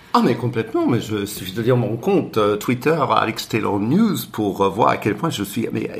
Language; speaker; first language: French; non-native, fluent; English